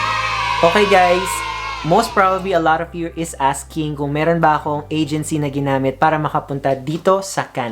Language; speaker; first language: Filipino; native; Filipino